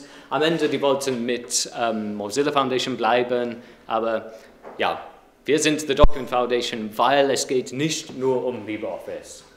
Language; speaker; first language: German; non-native, fluent; English